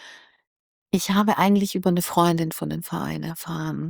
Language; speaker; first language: German; native; German